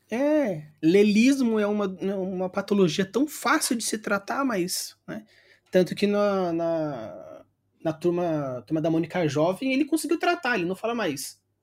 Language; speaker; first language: Portuguese; native; Portuguese